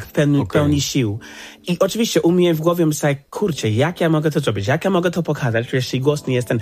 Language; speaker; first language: Polish; non-native, fluent; English